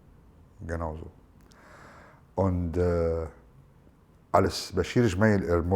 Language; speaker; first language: German; non-native, fluent; Arabic